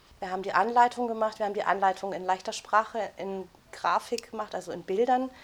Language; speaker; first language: German; native; German